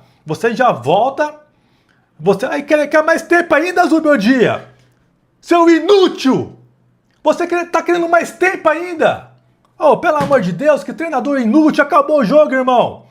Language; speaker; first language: Portuguese; native; Portuguese